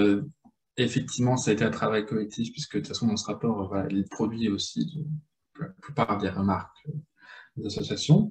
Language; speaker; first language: French; native; French